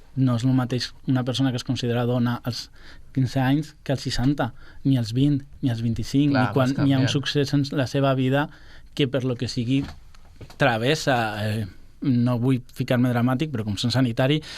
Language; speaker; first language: Catalan; native; Catalan